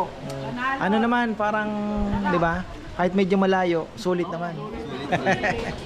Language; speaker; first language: Filipino; non-native, local second language; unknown